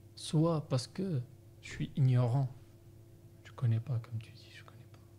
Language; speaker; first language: French; non-native, fluent; Arabic